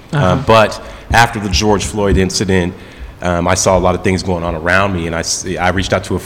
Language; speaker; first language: English; native; English